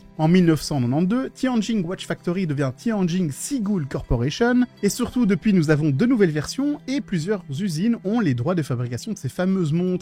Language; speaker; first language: French; native; French